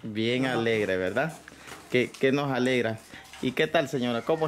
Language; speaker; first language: Spanish; native; Spanish